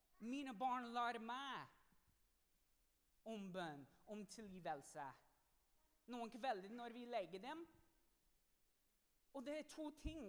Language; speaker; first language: Norwegian; non-native, fluent; English